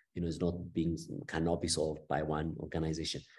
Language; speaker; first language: English; non-native, fluent; Amharic